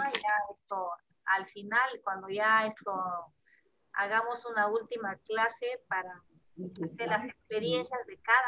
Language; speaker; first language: Spanish; native; Spanish